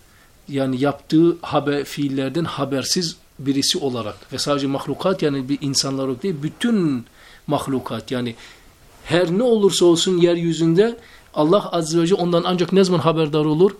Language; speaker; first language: Turkish; native; Turkish